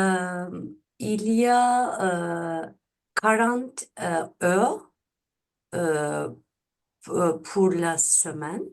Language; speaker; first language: French; non-native, learner; Turkish